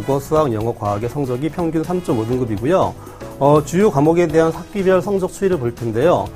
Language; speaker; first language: Korean; native; Korean